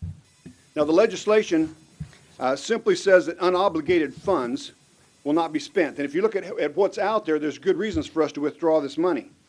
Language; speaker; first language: English; native; English